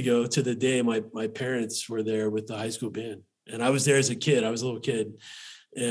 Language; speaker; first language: English; native; English